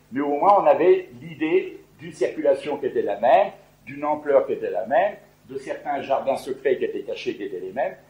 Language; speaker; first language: French; native; French